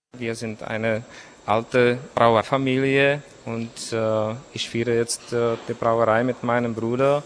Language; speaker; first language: German; non-native, fluent; Czech